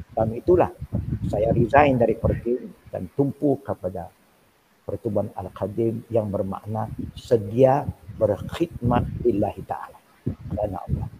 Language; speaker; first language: Malay; non-native, local second language; Min Nan Chinese